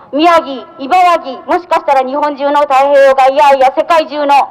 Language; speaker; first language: Japanese; native; Japanese